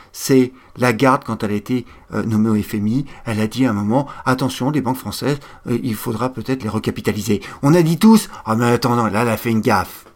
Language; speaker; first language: French; native; French